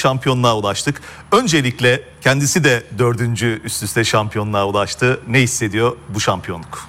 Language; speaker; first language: Turkish; native; Turkish